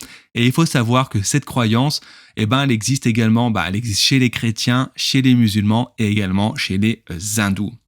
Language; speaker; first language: French; native; French